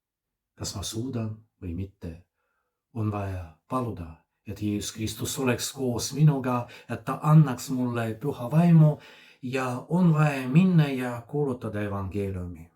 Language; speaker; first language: Estonian; non-native, fluent; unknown